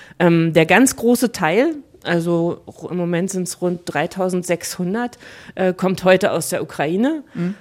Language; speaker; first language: German; native; German